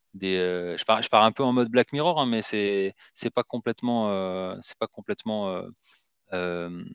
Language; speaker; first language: French; native; French